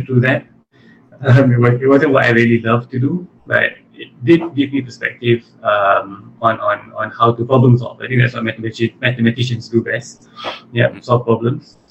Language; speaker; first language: English; early bilingual, other home language; Malay